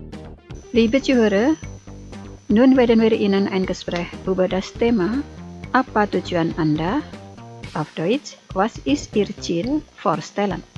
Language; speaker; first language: German; non-native, fluent; Indonesian